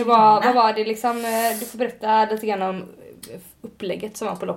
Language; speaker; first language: Swedish; native; Swedish